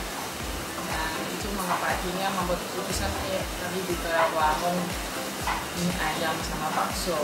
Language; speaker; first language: Indonesian; non-native, fluent; Dutch